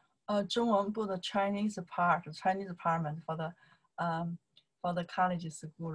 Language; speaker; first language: English; non-native, learner; Chinese